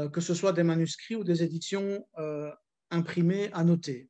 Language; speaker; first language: French; native; French